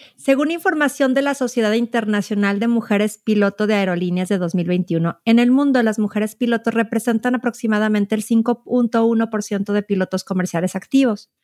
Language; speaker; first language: Spanish; native; Spanish